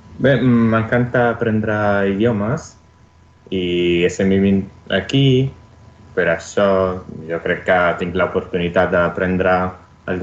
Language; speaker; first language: Catalan; non-native, learner; Italian